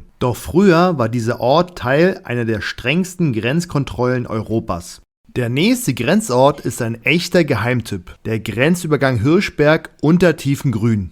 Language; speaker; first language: German; native; German